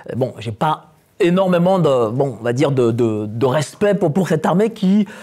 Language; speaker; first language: French; non-native, fluent; Polish